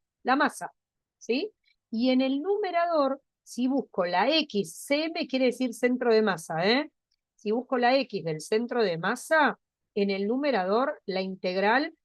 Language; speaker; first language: Spanish; native; Spanish